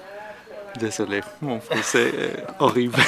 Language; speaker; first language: French; non-native, learner; English